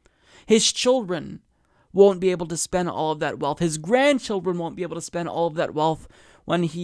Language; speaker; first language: English; native; English